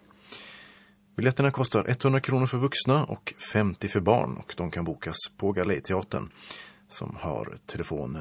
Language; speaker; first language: Swedish; native; Swedish